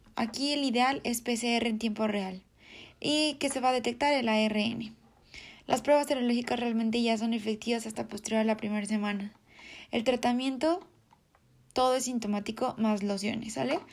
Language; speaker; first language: Spanish; native; Spanish